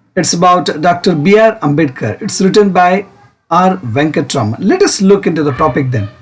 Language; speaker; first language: English; non-native, local second language; Kannada